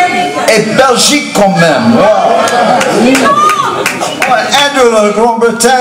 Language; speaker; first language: French; non-native, learner; English